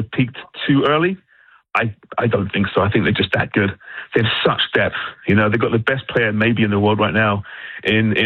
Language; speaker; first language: English; native; English